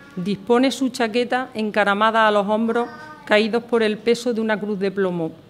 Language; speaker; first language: Spanish; native; Spanish